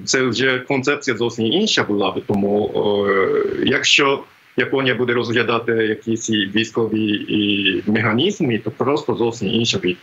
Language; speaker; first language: Ukrainian; non-native, fluent; Japanese